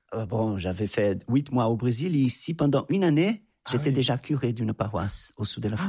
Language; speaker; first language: French; non-native, fluent; Portuguese